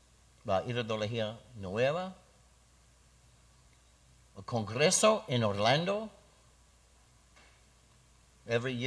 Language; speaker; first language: Spanish; non-native, learner; English